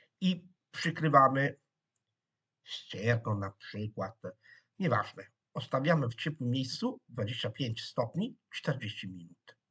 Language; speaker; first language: Polish; non-native, fluent; Italian